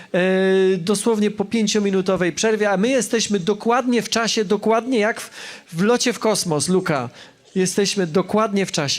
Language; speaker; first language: Polish; native; Polish